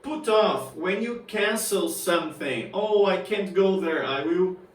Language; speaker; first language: English; non-native, fluent; Portuguese